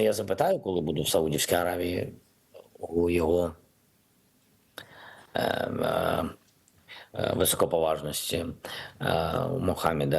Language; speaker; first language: Ukrainian; non-native, local second language; Russian